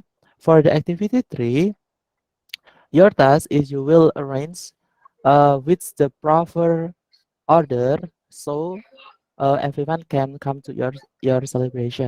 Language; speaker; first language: English; non-native, learner; Indonesian